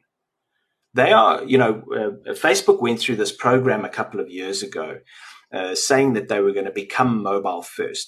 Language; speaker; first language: English; native; English